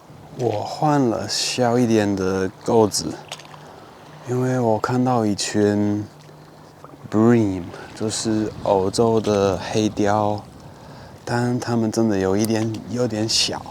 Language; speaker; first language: Chinese; non-native, fluent; English